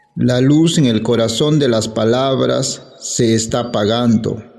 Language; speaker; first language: Spanish; non-native, local second language; Zapotec